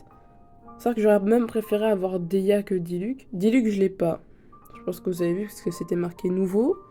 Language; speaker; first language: French; native; French